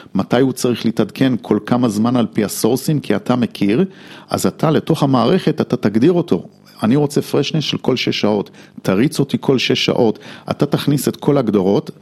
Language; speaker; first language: Hebrew; non-native, fluent; English